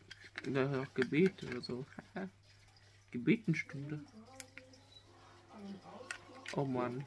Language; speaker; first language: German; native; German